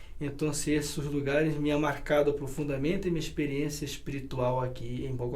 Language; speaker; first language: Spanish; non-native, learner; Portuguese